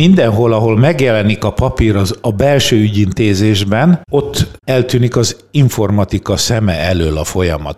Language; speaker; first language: Hungarian; native; Hungarian